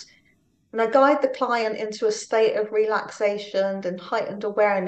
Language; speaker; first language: English; native; English